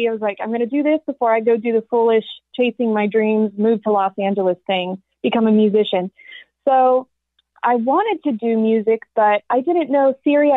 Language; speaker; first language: English; native; English